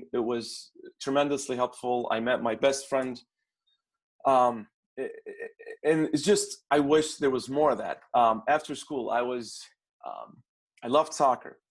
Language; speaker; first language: English; non-native, fluent; Arabic